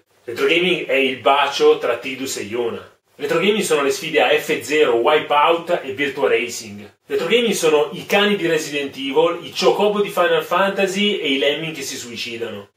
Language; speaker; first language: Italian; native; Italian